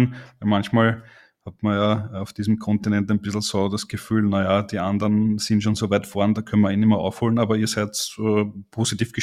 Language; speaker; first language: German; native; German